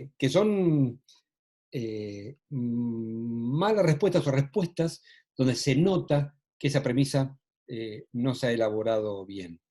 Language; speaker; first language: Spanish; native; Spanish